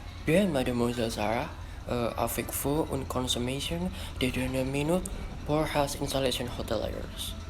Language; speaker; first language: French; non-native, learner; Indonesian